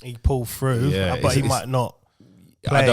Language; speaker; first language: English; native; English